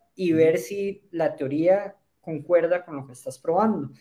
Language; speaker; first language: Spanish; native; Spanish